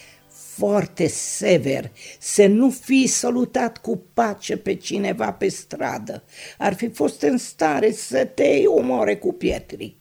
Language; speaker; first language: Romanian; non-native, local second language; Hungarian